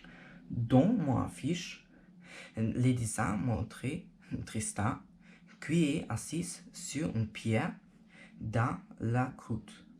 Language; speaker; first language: French; non-native, learner; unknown